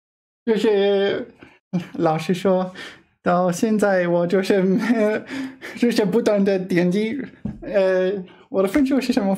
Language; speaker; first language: Chinese; non-native, fluent; English